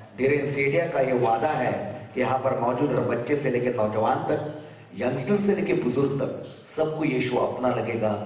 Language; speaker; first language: Hindi; non-native, local second language; Kachhi